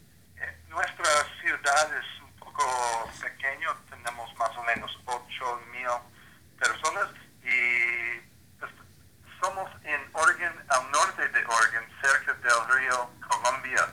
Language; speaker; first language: Spanish; non-native, learner; English